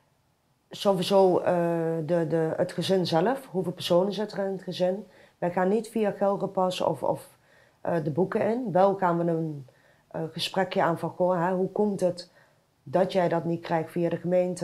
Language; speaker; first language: Dutch; native; Dutch